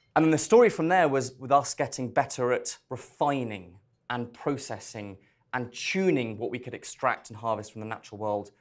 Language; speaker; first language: English; native; English